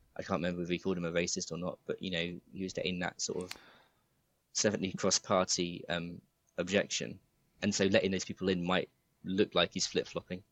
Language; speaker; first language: English; native; English